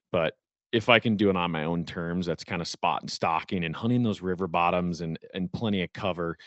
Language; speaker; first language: English; native; English